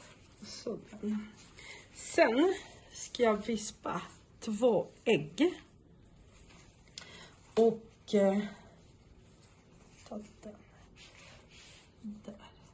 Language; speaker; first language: Swedish; non-native, fluent; Portuguese